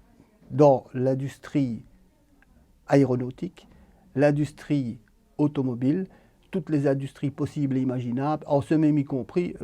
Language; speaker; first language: French; native; French